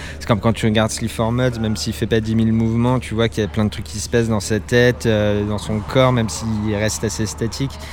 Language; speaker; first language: French; native; French